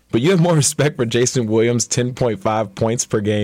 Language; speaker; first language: English; native; English